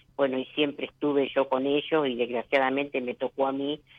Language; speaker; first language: Spanish; native; Spanish